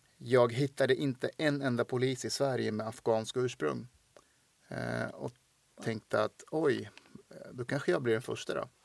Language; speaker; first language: Swedish; early bilingual, other home language; Persian